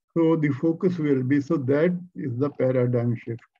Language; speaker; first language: English; non-native, local second language; Punjabi